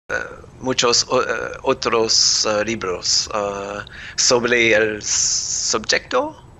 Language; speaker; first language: Spanish; non-native, learner; English